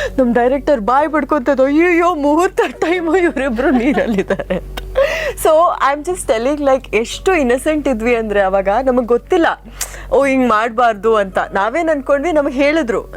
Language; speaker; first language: Kannada; non-native, local second language; Kodava